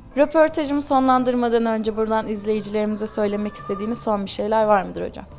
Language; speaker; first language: Turkish; native; Turkish